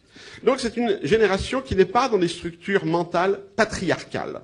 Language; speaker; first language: French; native; French